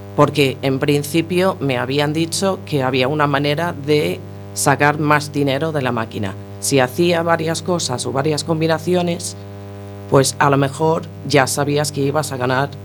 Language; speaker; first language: Spanish; non-native, fluent; English